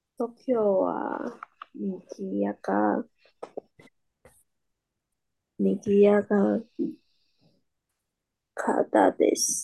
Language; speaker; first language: Japanese; non-native, learner; Chinese